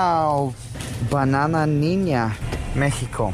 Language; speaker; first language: Spanish; non-native, fluent; Russian